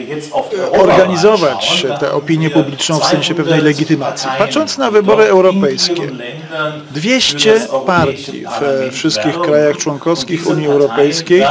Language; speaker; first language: Polish; native; Polish